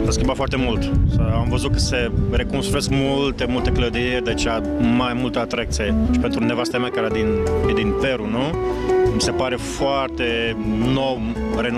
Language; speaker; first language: Romanian; non-native, learner; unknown